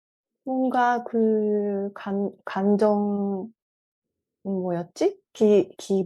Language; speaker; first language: Korean; non-native, fluent; Japanese